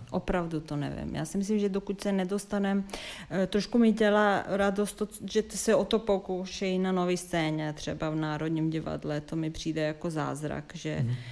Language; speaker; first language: Czech; non-native, fluent; Serbian